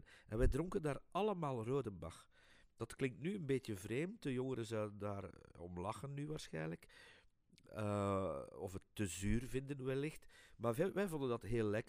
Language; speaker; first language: Dutch; native; Dutch